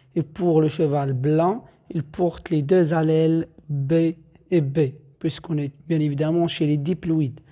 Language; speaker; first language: French; non-native, local second language; Arabic